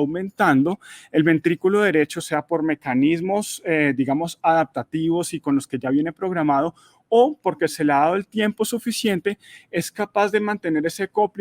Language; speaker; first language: Spanish; native; Spanish